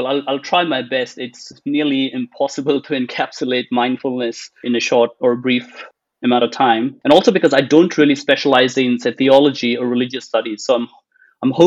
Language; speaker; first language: English; non-native, local second language; Bangla